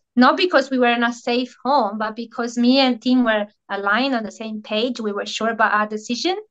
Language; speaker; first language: English; non-native, fluent; Italian